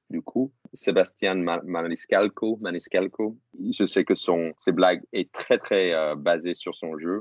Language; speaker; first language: French; non-native, fluent; English